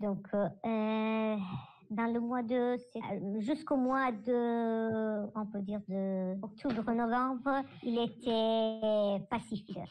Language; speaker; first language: French; non-native, learner; Italian